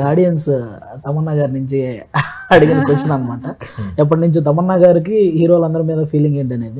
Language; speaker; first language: Telugu; native; Telugu